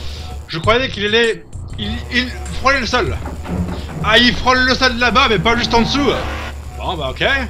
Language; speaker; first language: French; native; French